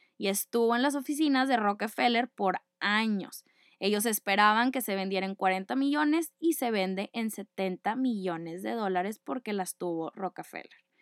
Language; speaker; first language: Spanish; native; Spanish